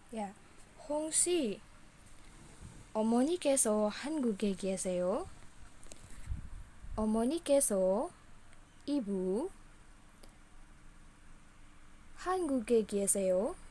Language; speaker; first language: Korean; non-native, fluent; Indonesian